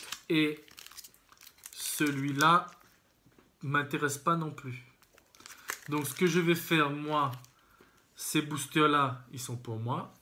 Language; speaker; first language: French; native; French